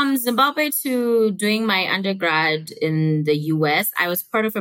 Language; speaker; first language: English; non-native, local second language; Shona